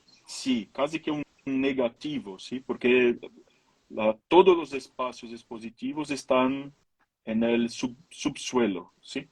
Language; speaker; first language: Spanish; non-native, fluent; Portuguese